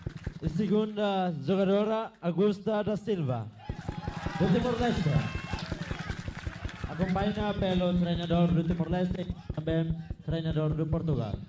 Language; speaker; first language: Portuguese; non-native, local second language; Tetum